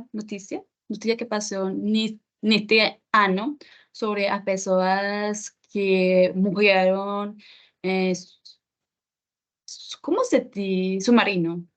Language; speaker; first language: Portuguese; non-native, learner; Spanish